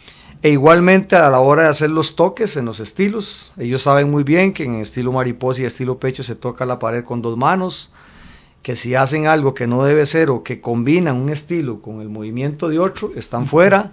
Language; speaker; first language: Spanish; native; Spanish